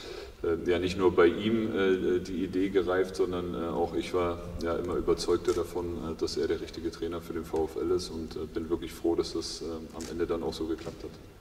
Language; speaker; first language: German; native; German